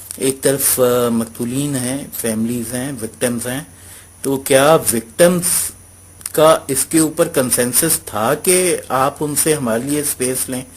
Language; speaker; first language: Urdu; non-native, local second language; Punjabi